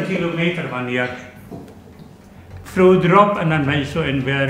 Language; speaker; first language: Dutch; early bilingual, other home language; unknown